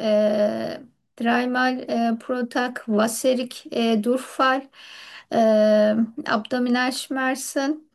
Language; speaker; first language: German; non-native, learner; Turkish